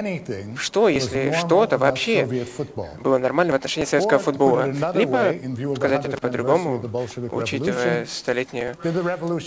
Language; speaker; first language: Russian; native; Russian